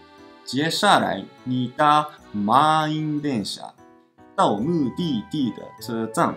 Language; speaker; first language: Chinese; non-native, fluent; Japanese